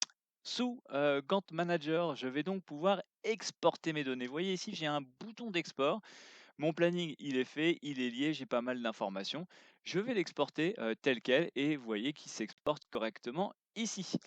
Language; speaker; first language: French; native; French